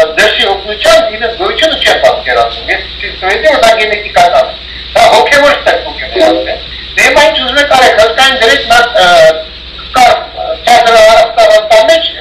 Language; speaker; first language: Armenian; early bilingual, heritage; Armenian